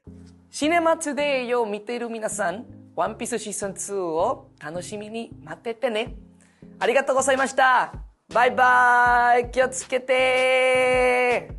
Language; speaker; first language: Japanese; non-native, learner; Spanish